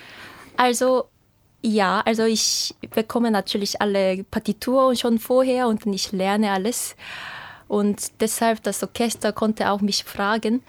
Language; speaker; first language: German; non-native, fluent; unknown